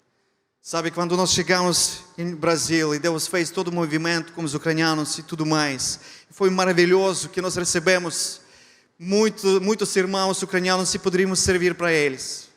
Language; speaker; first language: Portuguese; non-native, fluent; Ukrainian